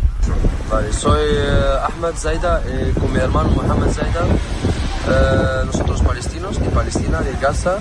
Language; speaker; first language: Spanish; non-native, learner; Arabic